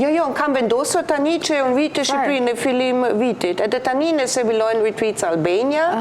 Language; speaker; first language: Albanian; non-native, fluent; German